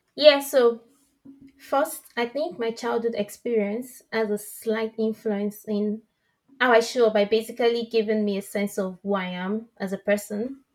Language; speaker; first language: English; non-native, local second language; Yoruba